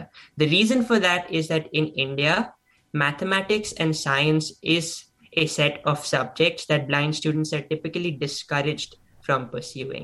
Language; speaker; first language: English; non-native, local second language; Hindi